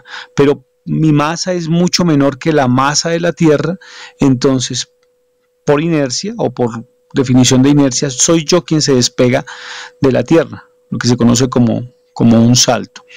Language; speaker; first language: Spanish; native; Spanish